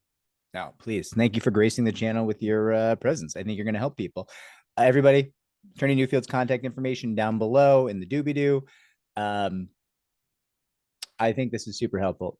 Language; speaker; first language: English; native; English